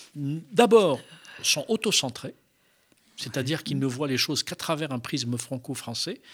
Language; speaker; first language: French; non-native, local second language; Arabic